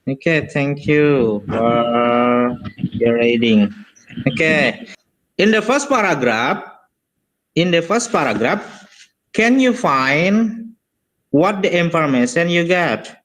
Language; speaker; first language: English; non-native, learner; Indonesian